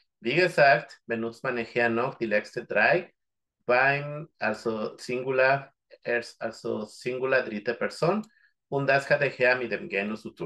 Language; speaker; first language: German; non-native, fluent; Spanish